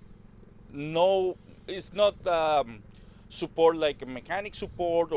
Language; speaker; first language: English; non-native, learner; Spanish